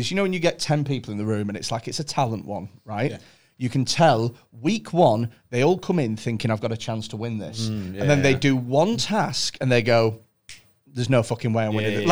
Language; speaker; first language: English; native; English